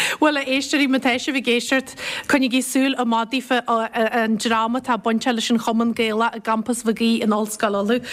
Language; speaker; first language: Irish; native; Irish